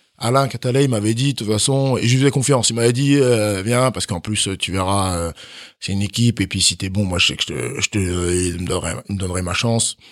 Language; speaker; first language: French; early bilingual, other home language; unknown